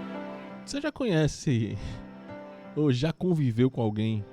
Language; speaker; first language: Portuguese; native; Portuguese